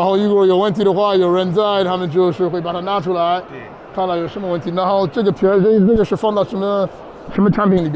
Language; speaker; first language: Chinese; non-native, fluent; English